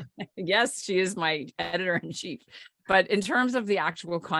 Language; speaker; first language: English; native; English